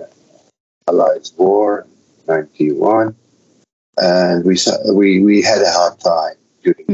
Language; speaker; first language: English; non-native, fluent; Arabic